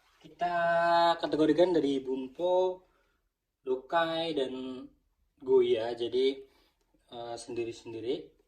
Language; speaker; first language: Indonesian; native; Indonesian